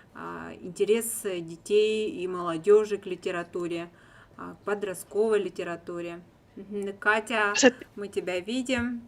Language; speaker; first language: Russian; native; Russian